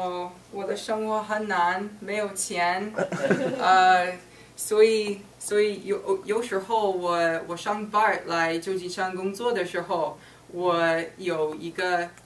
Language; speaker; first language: Chinese; non-native, fluent; English